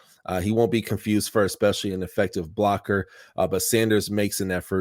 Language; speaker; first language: English; native; English